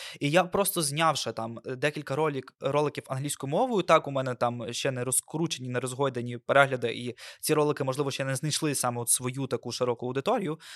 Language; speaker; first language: Ukrainian; non-native, local second language; Russian